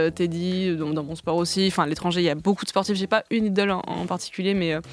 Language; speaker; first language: French; native; French